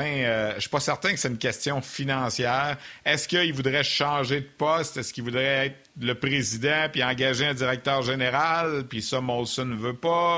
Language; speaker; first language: French; native; French